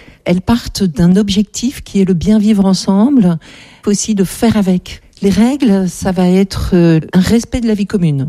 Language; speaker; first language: French; native; French